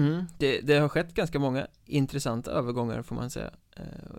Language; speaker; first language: Swedish; native; Swedish